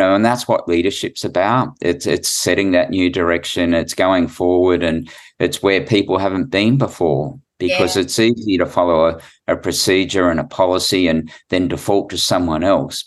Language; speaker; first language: English; native; English